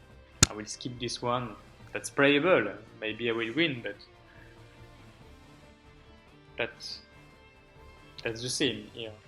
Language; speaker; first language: English; non-native, learner; French